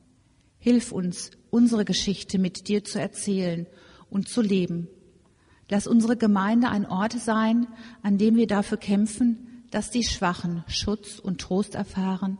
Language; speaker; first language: German; native; German